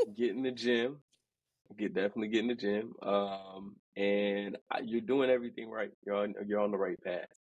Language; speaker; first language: English; early bilingual, other home language; Haitian Creole